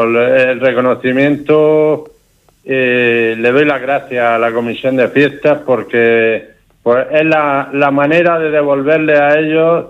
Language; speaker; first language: Spanish; native; Spanish